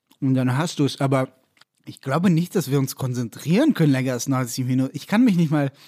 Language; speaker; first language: German; non-native, fluent; Hebrew